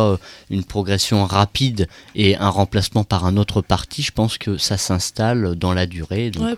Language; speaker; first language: French; native; French